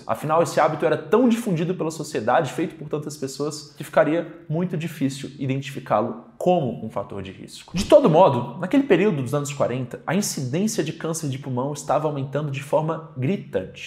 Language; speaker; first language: Portuguese; native; Portuguese